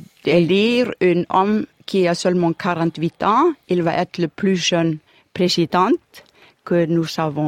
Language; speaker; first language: French; non-native, learner; Icelandic